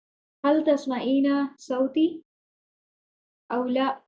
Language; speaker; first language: Arabic; non-native, fluent; Urdu